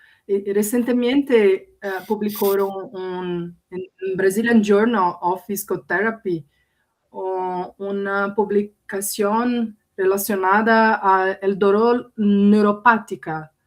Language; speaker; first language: Spanish; non-native, learner; Portuguese